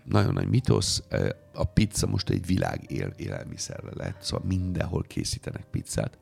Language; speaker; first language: Hungarian; non-native, fluent; Italian